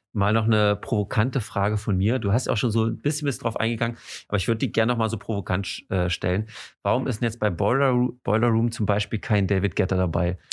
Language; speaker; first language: German; native; German